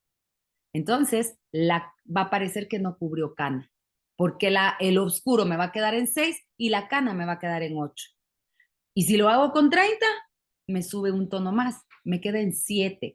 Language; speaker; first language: Spanish; native; Spanish